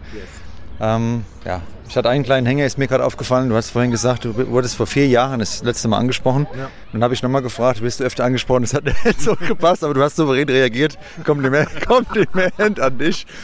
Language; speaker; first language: German; native; German